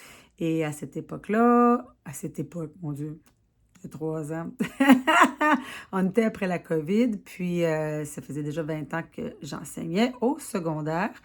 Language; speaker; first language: French; native; French